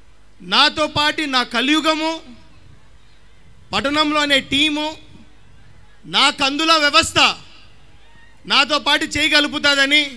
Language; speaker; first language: Telugu; native; Telugu